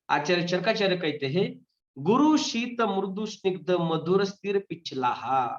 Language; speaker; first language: Hindi; non-native, local second language; Marathi